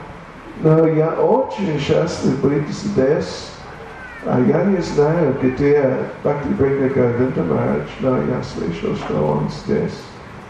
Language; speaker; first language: Russian; non-native, learner; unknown